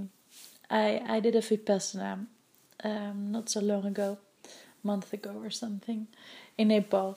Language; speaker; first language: English; non-native, fluent; Dutch